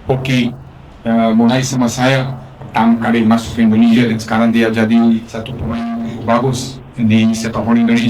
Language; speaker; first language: Indonesian; non-native, fluent; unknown